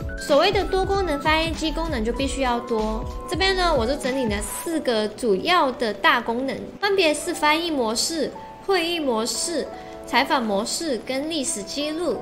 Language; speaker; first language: Chinese; non-native, local second language; Cantonese